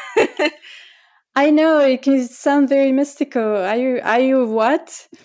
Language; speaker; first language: English; non-native, fluent; Bulgarian